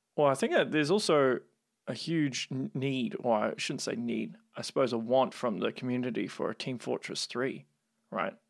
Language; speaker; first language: English; native; English